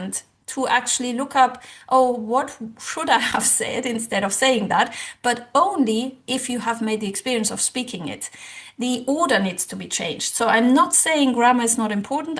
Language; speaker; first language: English; non-native, fluent; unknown